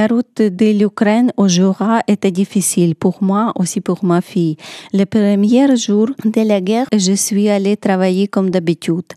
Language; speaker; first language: French; non-native, learner; Ukrainian